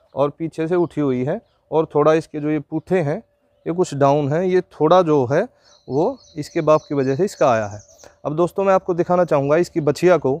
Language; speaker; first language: Hindi; native; Hindi